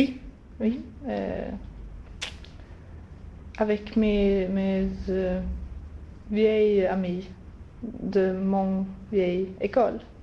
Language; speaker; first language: French; non-native, learner; Swedish